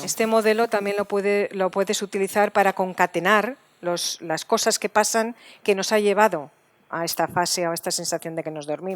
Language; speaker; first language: Spanish; native; Spanish